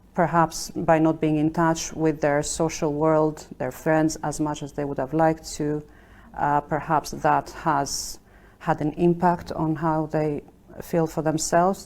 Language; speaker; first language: English; non-native, fluent; Albanian